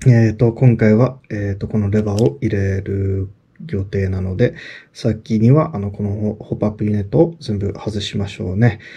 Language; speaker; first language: Japanese; non-native, fluent; English